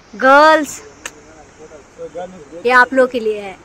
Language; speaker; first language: Hindi; non-native, local second language; Bangla